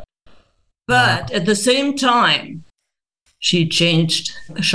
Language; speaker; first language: English; non-native, fluent; German